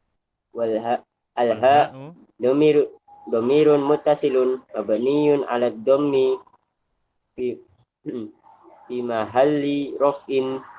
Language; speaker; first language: Arabic; non-native, learner; Indonesian